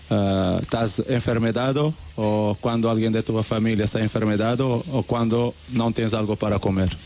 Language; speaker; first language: Spanish; non-native, learner; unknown